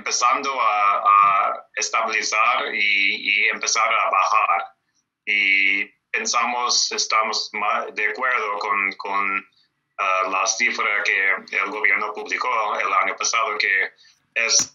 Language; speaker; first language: Spanish; non-native, fluent; English